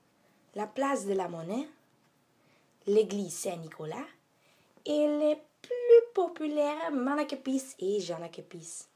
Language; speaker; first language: French; non-native, learner; Dutch